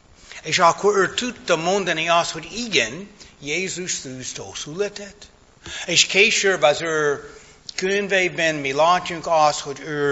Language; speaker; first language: Hungarian; non-native, fluent; English